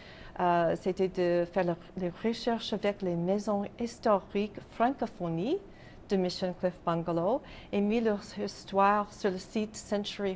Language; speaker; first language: French; non-native, local second language; English